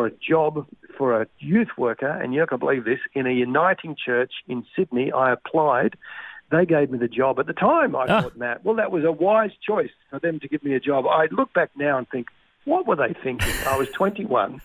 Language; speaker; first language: English; native; English